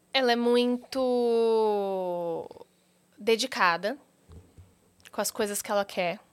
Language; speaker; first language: Portuguese; native; Portuguese